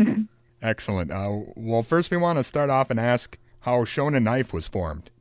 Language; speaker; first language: English; native; English